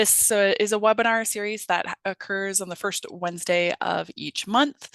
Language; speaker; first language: English; native; English